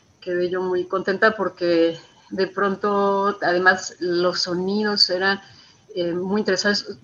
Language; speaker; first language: Spanish; native; Spanish